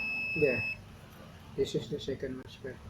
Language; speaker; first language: English; non-native, learner; Indonesian